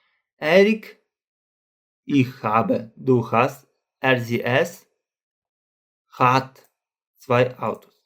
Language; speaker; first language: German; non-native, fluent; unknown